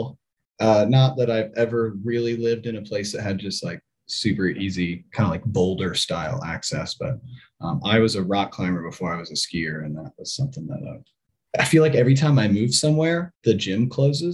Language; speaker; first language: English; native; English